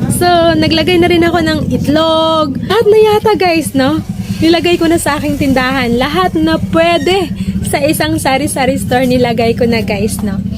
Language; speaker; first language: Filipino; non-native, local second language; Hiligaynon